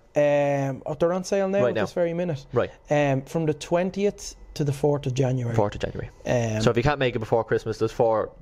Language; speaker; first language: English; native; English